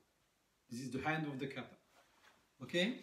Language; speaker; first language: English; non-native, learner; French